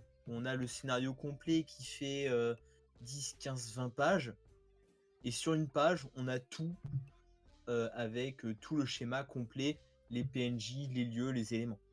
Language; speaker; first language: French; native; French